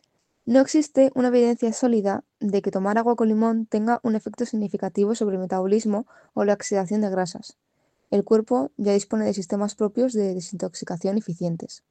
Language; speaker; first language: Spanish; native; Spanish